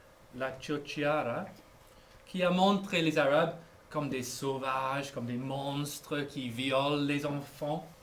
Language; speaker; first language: French; non-native, fluent; English